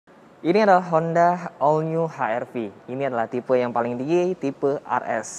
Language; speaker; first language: Indonesian; native; Indonesian